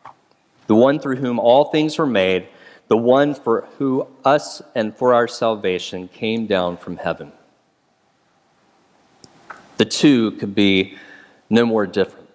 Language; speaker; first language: English; native; English